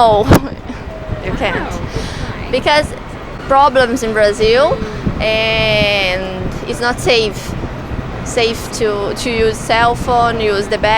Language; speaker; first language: English; non-native, learner; Portuguese